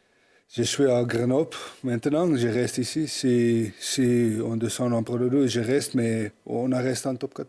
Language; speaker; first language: French; non-native, learner; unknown